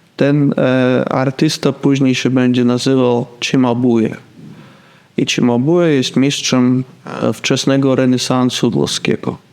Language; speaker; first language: Polish; non-native, fluent; Russian